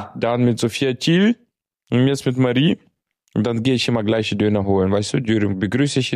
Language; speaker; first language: German; native; German